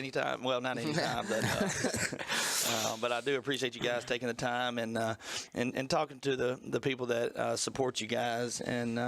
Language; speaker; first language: English; native; English